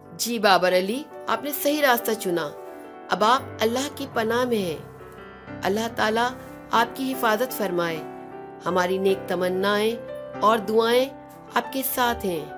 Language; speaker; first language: Urdu; native; Urdu